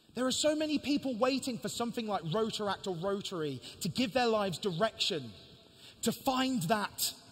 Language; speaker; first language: English; native; English